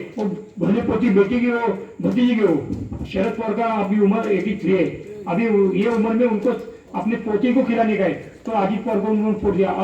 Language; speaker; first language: Hindi; non-native, local second language; Marathi